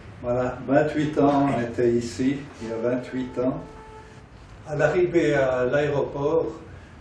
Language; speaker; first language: French; native; French